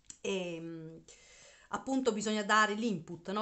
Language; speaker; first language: Italian; native; Italian